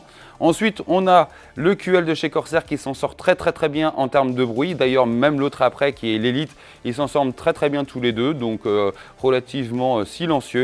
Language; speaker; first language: French; native; French